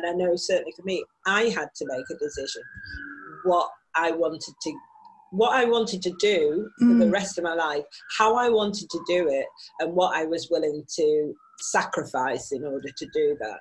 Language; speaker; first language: English; native; English